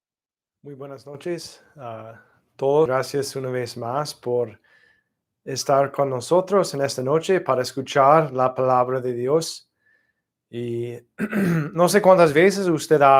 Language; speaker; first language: Spanish; non-native, fluent; English